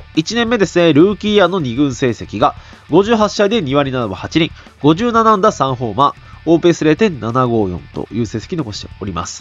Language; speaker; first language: Japanese; native; Japanese